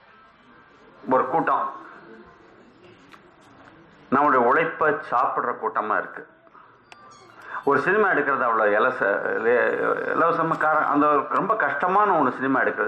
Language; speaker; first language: Tamil; native; Tamil